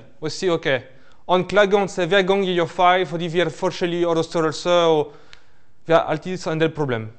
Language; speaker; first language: Norwegian; non-native, fluent; French